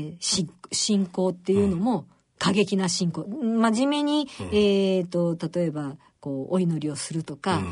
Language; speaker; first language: Japanese; native; Japanese